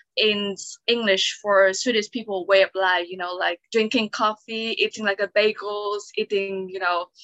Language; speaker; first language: English; non-native, fluent; Vietnamese